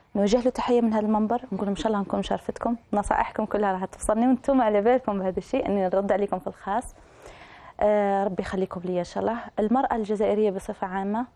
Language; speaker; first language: Arabic; native; Arabic